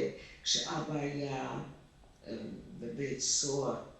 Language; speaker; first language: Hebrew; non-native, fluent; Russian